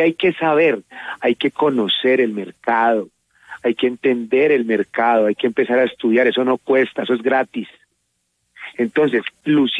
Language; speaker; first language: Spanish; native; Spanish